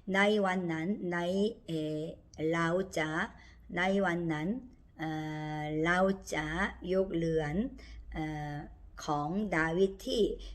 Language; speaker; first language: Thai; non-native, learner; Korean